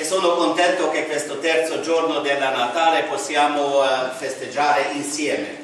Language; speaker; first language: Italian; non-native, fluent; Romanian